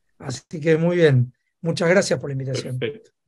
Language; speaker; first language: Spanish; native; Spanish